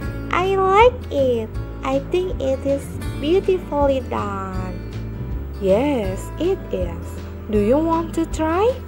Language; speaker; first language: English; non-native, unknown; Indonesian